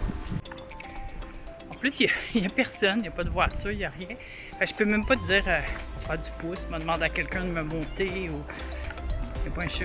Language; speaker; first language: French; native; French